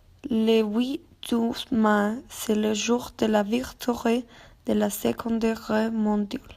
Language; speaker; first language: French; non-native, learner; Spanish